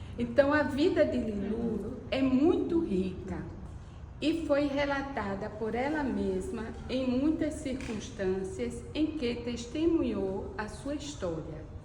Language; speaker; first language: Portuguese; native; Portuguese